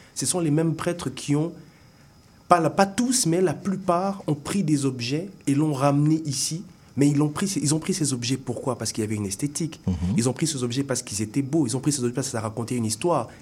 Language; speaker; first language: French; non-native, local second language; Lingala